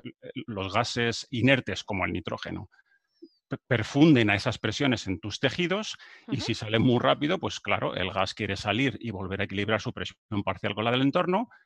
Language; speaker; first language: Spanish; native; Spanish